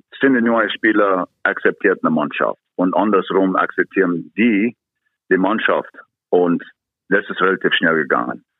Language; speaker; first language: German; non-native, fluent; English